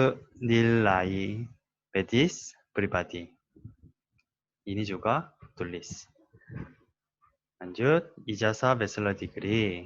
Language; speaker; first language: Indonesian; non-native, learner; Korean